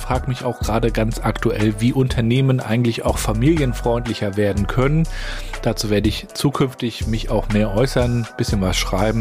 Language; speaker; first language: German; native; German